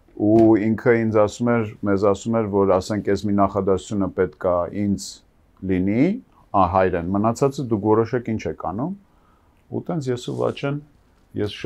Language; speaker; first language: Armenian; native; Armenian